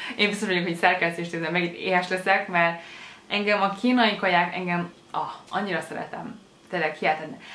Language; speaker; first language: Hungarian; early bilingual, other home language; Chinese